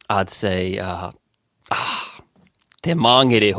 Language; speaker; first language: Māori; non-native, learner; English